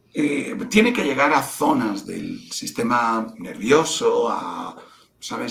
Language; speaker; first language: Spanish; native; Spanish